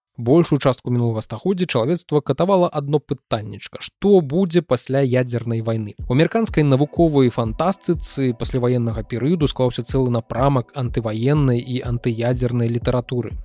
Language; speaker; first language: Belarusian; non-native, local second language; Russian